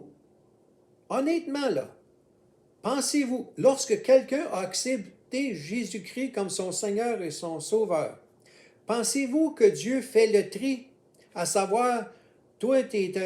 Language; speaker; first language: French; native; French